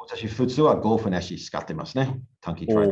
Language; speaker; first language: Japanese; non-native, learner; English